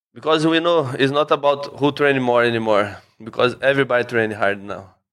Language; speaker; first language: English; non-native, learner; Portuguese